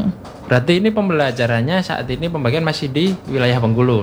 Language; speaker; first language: Indonesian; non-native, local second language; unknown